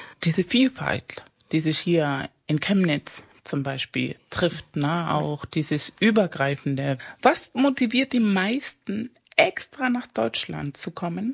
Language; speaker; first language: German; non-native, fluent; Spanish